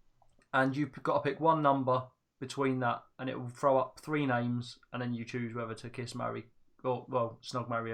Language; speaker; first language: English; native; English